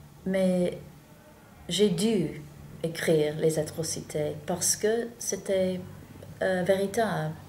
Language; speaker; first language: French; non-native, fluent; English